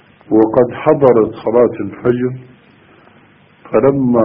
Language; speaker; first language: Arabic; native; Arabic